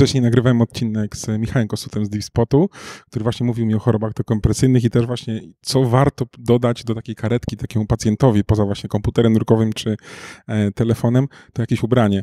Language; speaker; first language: Polish; native; Polish